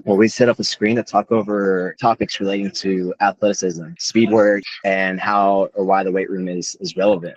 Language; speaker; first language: English; native; English